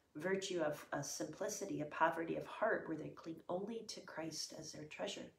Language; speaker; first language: English; native; English